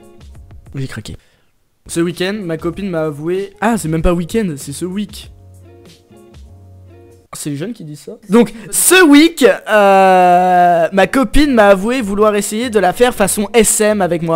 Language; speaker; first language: French; native; French